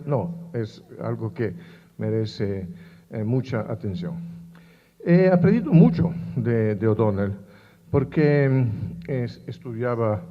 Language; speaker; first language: Spanish; non-native, fluent; Italian